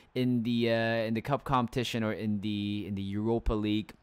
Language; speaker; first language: English; native; English